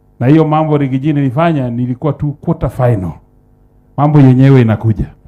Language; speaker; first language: Swahili; non-native, local second language; Luyia